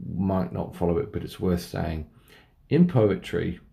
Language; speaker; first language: English; native; English